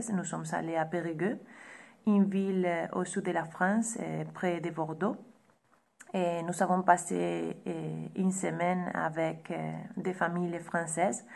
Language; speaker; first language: French; non-native, fluent; Spanish